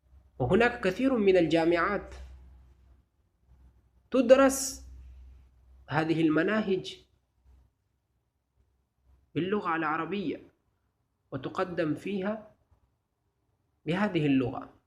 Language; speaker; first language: Arabic; non-native, fluent; Urdu